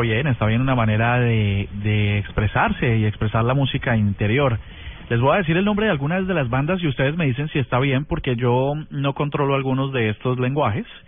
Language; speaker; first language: Spanish; native; Spanish